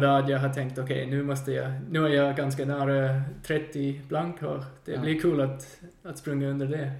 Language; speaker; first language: Swedish; non-native, fluent; English